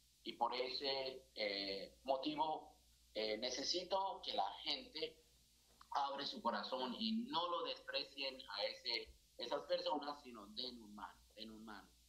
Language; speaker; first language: Spanish; non-native, fluent; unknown